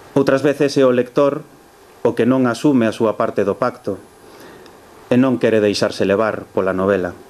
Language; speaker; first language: Galician; early bilingual, heritage; Galician